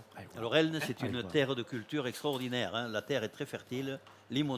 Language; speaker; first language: French; native; French